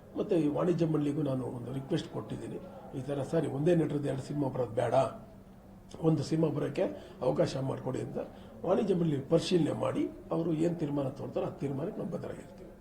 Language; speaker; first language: Kannada; native; Kannada